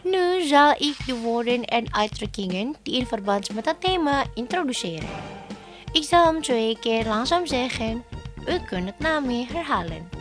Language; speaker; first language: Dutch; non-native, learner; Indonesian